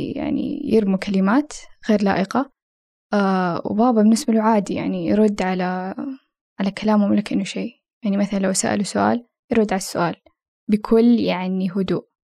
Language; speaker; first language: Arabic; native; Arabic